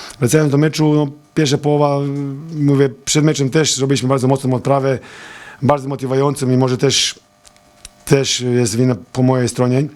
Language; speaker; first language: Polish; non-native, fluent; Serbian